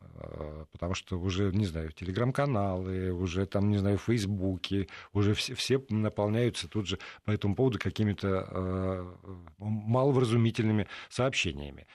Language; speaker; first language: Russian; native; Russian